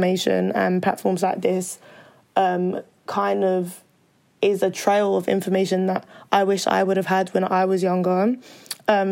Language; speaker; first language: English; native; English